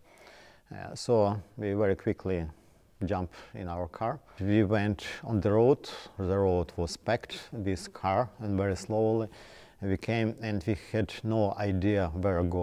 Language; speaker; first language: English; non-native, learner; Ukrainian